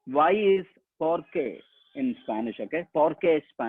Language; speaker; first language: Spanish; non-native, fluent; Malayalam